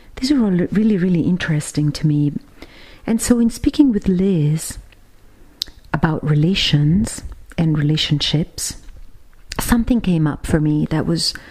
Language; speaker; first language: English; non-native, fluent; Italian